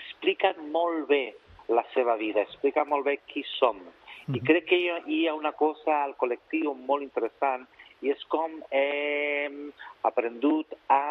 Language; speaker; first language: Catalan; non-native, learner; Spanish